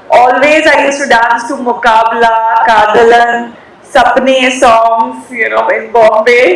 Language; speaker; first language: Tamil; non-native, learner; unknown